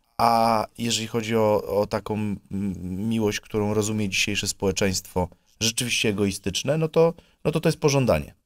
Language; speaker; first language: Polish; native; Polish